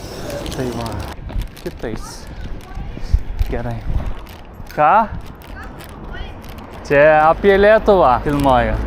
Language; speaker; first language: Lithuanian; non-native, learner; Turkish